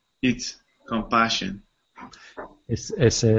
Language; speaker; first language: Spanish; non-native, learner; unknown